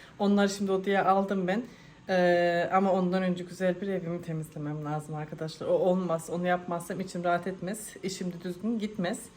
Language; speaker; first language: Turkish; early bilingual, heritage; Turkish